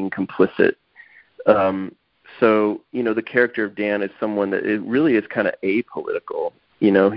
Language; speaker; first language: English; native; English